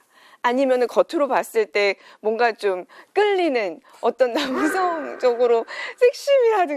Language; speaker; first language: Korean; native; Korean